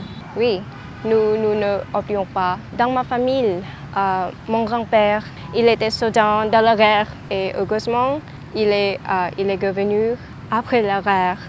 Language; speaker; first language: French; non-native, learner; Vietnamese